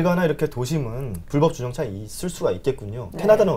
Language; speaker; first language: Korean; native; Korean